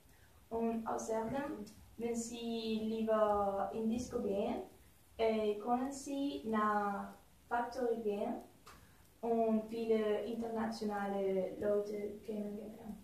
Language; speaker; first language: German; non-native, learner; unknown